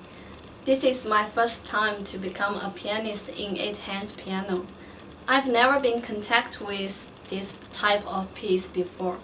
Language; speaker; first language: English; non-native, learner; Chinese